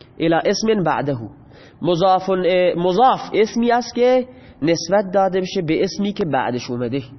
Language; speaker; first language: Persian; non-native, local second language; Baluchi